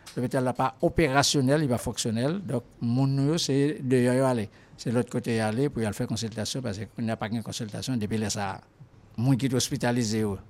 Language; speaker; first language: French; non-native, local second language; Haitian Creole